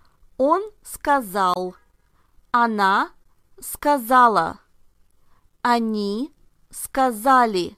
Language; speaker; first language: Russian; non-native, learner; English